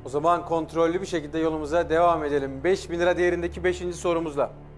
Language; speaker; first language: Turkish; native; Turkish